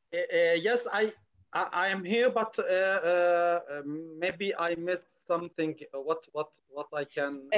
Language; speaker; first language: English; non-native, learner; Arabic